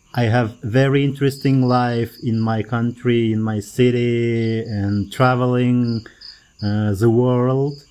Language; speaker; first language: English; non-native, fluent; Kazakh